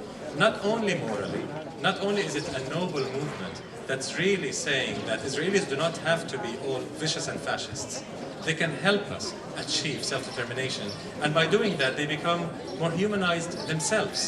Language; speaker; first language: English; non-native, fluent; Arabic